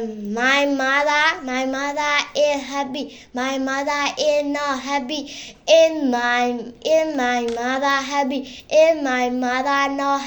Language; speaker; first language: English; non-native, learner; Burmese